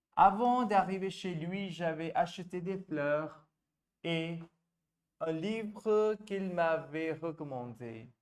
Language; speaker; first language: French; non-native, fluent; Hindi